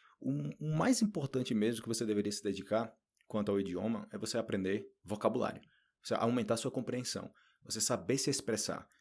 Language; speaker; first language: Portuguese; native; Portuguese